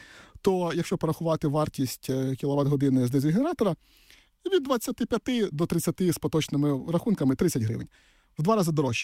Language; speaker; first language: Ukrainian; native; Ukrainian